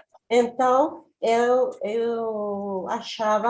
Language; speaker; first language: Portuguese; non-native, learner; Spanish